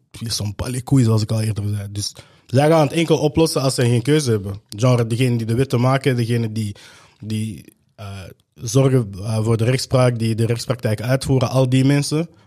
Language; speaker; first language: Dutch; native; Dutch